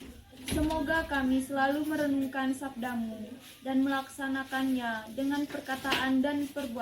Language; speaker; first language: Indonesian; native; Indonesian